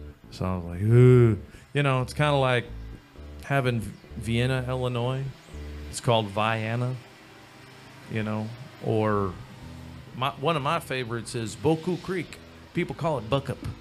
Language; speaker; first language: English; native; English